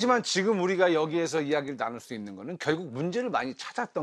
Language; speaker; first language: Korean; native; Korean